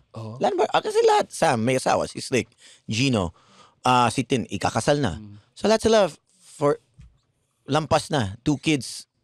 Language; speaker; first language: Filipino; native; Filipino